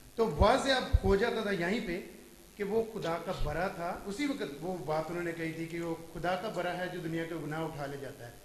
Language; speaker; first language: Urdu; early bilingual, heritage; Urdu